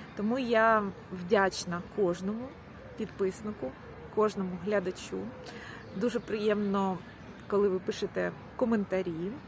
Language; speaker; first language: Ukrainian; non-native, local second language; Russian